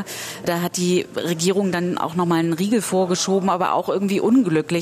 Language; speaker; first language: German; native; German